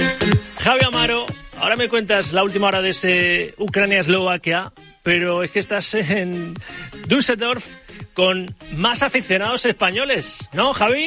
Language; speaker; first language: Spanish; native; Spanish